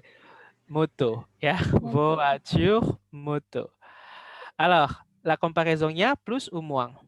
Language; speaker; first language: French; non-native, fluent; Indonesian